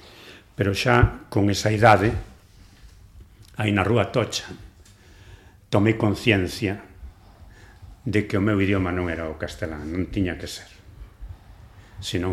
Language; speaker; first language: Galician; non-native, local second language; Spanish